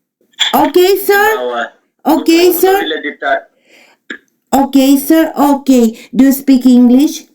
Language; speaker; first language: English; non-native, fluent; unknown